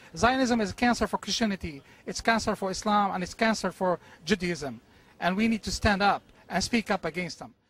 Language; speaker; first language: English; non-native, fluent; Arabic